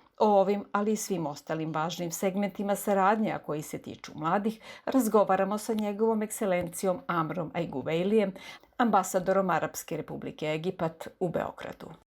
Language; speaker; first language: Serbian; native; Serbian